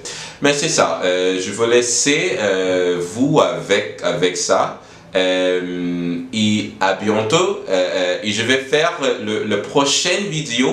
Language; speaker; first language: French; non-native, learner; English